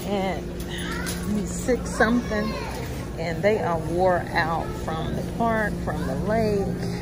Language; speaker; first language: English; native; English